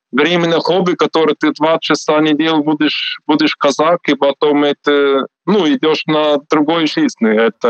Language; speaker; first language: Russian; non-native, learner; Swiss German